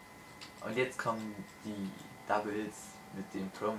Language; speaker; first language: German; native; German